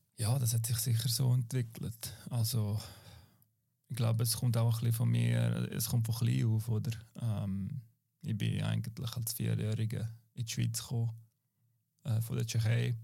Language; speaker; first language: German; native; German